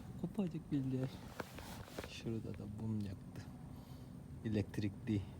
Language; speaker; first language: Turkish; non-native, learner; Korean